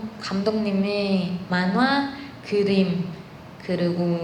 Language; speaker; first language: Korean; non-native, learner; Thai